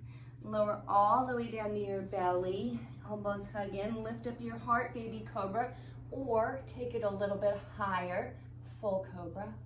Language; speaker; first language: English; native; English